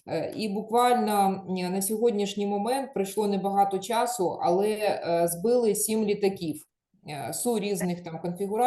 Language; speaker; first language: Ukrainian; native; Ukrainian